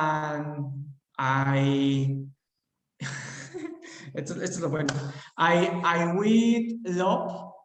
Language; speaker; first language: English; non-native, learner; Spanish